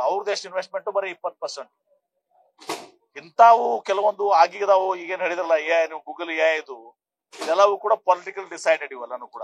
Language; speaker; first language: Kannada; native; Kannada